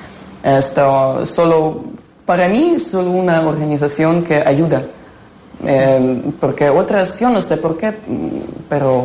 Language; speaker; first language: Spanish; non-native, learner; Ukrainian